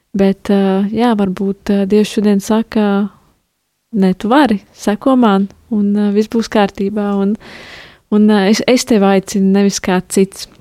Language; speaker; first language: Latvian; native; Latvian